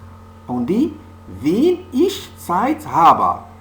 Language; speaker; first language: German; non-native, fluent; French